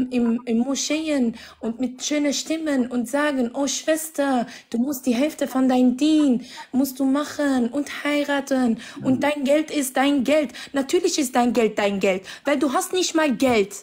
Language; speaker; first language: German; non-native, fluent; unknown